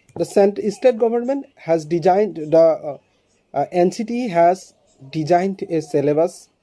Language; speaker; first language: English; non-native, local second language; Assamese